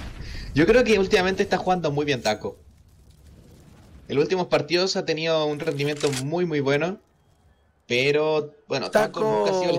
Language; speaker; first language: Spanish; native; Spanish